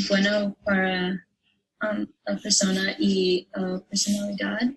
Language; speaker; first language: Spanish; non-native, learner; English